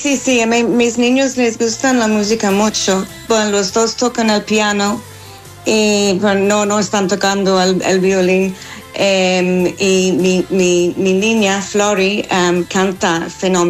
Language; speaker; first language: Spanish; non-native, fluent; English